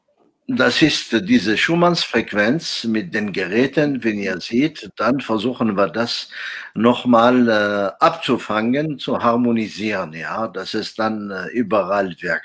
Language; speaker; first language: German; non-native, fluent; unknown